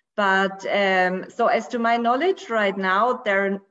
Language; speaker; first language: English; non-native, fluent; Portuguese